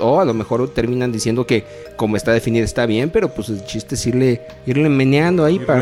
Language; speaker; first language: Spanish; native; Spanish